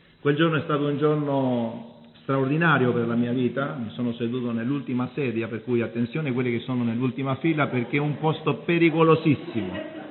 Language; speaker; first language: Italian; early bilingual, heritage; Italian